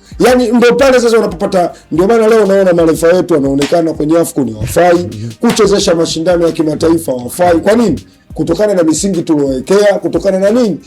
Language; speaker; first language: Swahili; native; Swahili